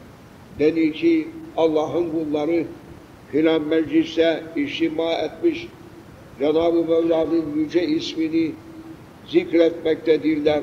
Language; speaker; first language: Turkish; native; Turkish